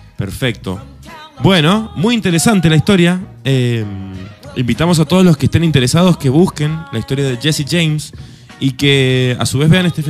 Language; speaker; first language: Spanish; native; Spanish